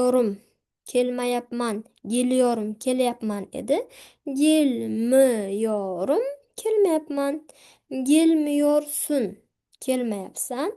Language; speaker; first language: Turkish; non-native, fluent; Uzbek